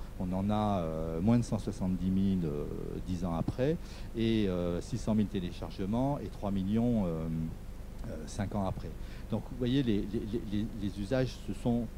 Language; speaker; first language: French; native; French